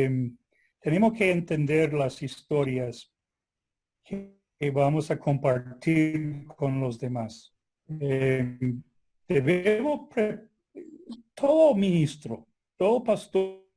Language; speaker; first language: Spanish; non-native, fluent; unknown